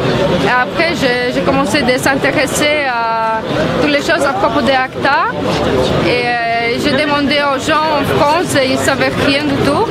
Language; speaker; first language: French; non-native, fluent; Polish